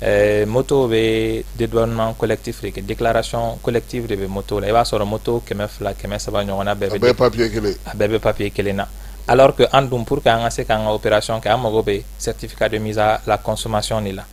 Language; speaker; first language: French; non-native, local second language; Bambara